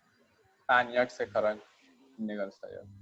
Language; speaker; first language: Indonesian; non-native, learner; Persian